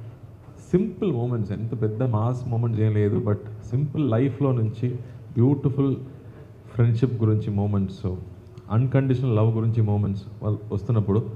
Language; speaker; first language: Telugu; non-native, fluent; Tamil